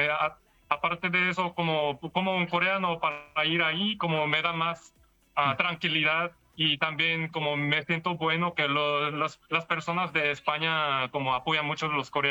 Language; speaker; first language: Spanish; non-native, learner; Korean